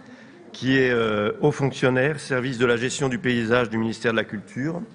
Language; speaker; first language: French; native; French